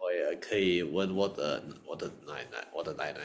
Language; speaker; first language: Chinese; non-native, learner; Indonesian